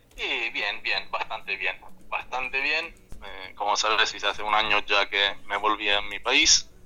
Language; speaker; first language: Spanish; non-native, fluent; Italian